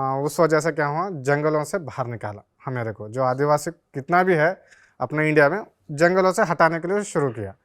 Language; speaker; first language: Hindi; non-native, local second language; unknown